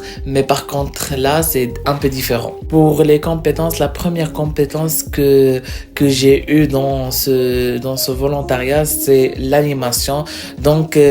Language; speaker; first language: French; non-native, local second language; Arabic